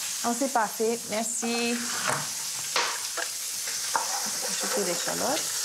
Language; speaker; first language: French; non-native, fluent; English